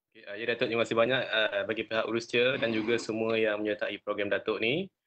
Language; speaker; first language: Malay; native; Malay